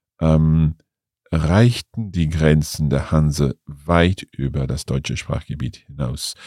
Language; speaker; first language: German; non-native, fluent; English